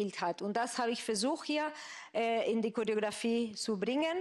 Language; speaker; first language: German; non-native, fluent; Spanish